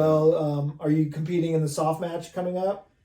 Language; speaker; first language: English; native; English